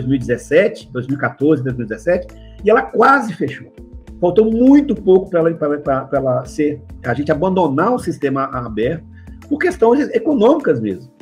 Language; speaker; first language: Portuguese; native; Portuguese